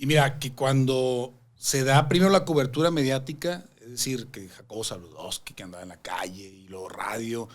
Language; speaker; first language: Spanish; native; Spanish